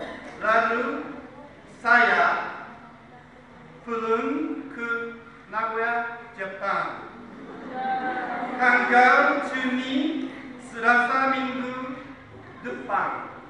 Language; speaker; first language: Indonesian; non-native, learner; Japanese